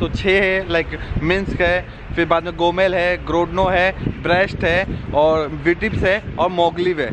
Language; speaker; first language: Hindi; native; Hindi